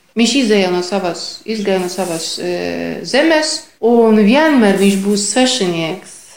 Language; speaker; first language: Latvian; non-native, fluent; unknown